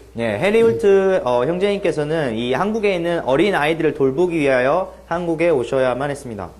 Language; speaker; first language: Korean; native; Korean